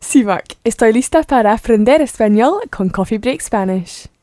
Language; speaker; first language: Spanish; non-native, learner; English